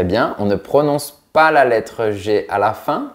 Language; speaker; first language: French; native; French